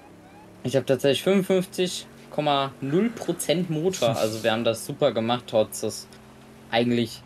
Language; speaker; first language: German; native; German